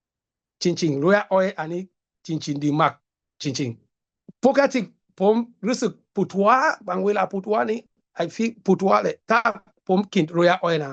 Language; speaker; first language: Thai; non-native, learner; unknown